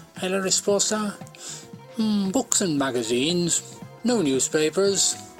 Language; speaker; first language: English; non-native, fluent; Italian